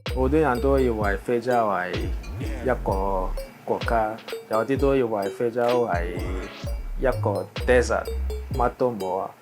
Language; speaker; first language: Cantonese; non-native, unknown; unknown